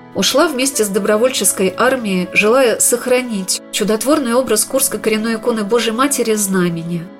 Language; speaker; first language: Russian; native; Russian